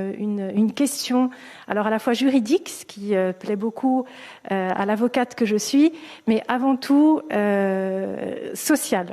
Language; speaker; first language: French; native; French